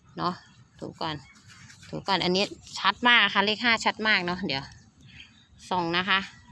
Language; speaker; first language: Thai; native; Thai